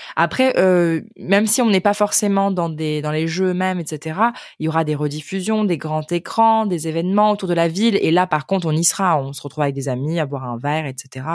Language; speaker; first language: French; native; French